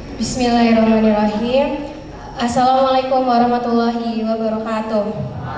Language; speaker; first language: Indonesian; native; Indonesian